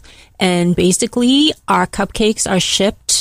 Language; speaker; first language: English; native; English